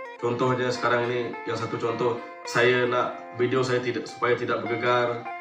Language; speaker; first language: Malay; non-native, local second language; Iban